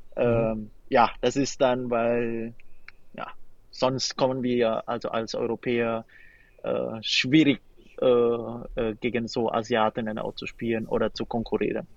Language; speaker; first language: German; non-native, fluent; Indonesian